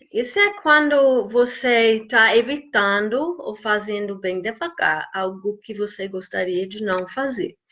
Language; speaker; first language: Portuguese; non-native, fluent; English